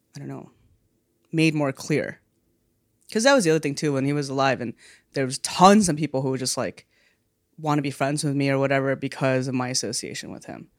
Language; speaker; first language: English; native; English